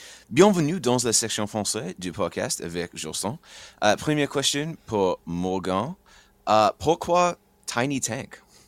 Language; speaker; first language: French; non-native, learner; English